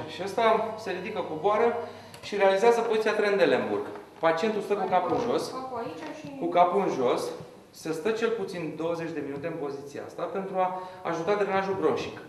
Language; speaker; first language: Romanian; native; Romanian